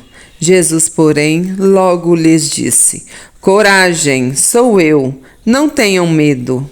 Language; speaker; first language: Portuguese; native; Portuguese